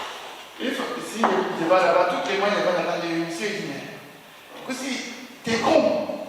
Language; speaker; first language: French; non-native, learner; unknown